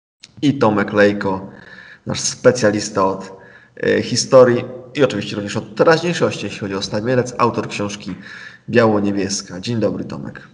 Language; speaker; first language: Polish; native; Polish